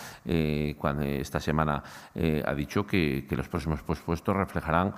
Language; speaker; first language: Spanish; native; Spanish